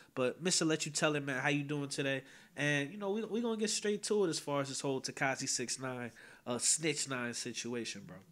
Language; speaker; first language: English; native; English